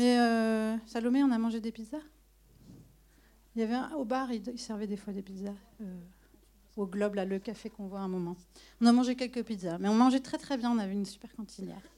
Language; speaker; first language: French; native; French